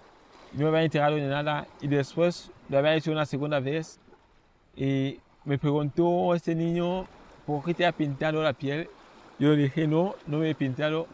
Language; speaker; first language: Spanish; non-native, fluent; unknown